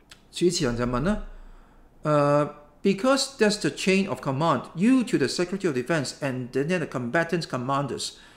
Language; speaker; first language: English; non-native, local second language; Cantonese